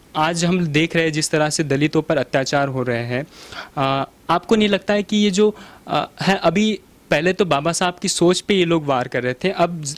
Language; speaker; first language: Hindi; non-native, local second language; Marathi